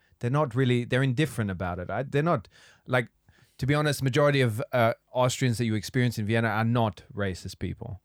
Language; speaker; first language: English; native; English